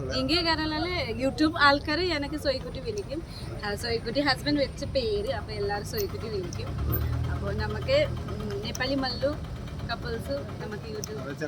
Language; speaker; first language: Malayalam; non-native, learner; Nepali